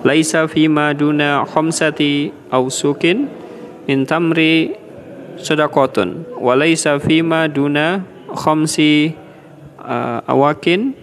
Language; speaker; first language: Arabic; non-native, learner; Indonesian